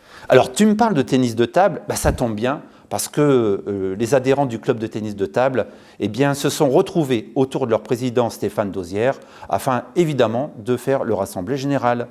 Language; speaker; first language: French; native; French